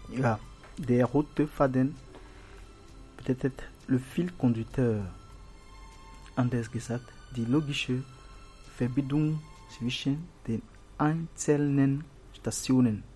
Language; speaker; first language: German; non-native, fluent; French